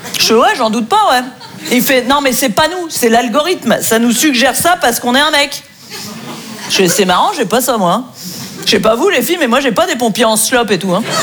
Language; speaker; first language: French; native; French